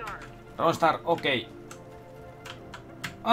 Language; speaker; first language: Spanish; native; Spanish